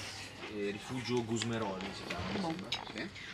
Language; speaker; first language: Italian; native; Italian